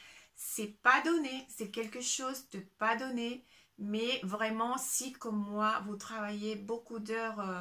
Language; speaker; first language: French; non-native, fluent; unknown